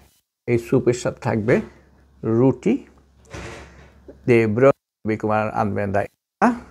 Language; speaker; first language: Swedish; non-native, local second language; Bangla